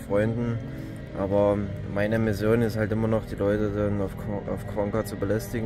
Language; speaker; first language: German; native; German